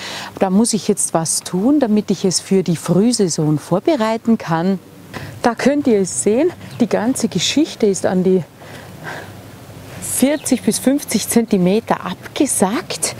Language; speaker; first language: German; native; German